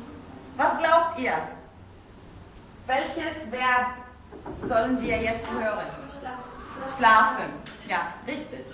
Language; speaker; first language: German; non-native, fluent; Arabic